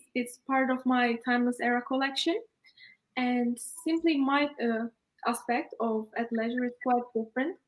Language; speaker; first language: English; non-native, fluent; Turkish